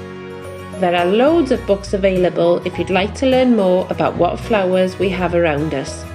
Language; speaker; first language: English; native; English